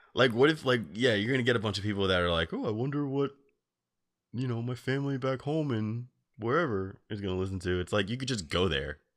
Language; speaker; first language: English; native; English